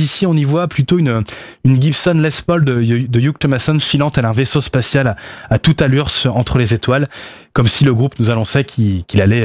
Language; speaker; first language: French; native; French